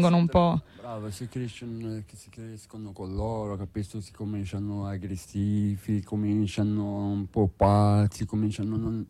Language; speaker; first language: Italian; non-native, learner; Arabic